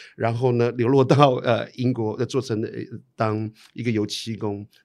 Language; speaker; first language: Chinese; non-native, local second language; Amis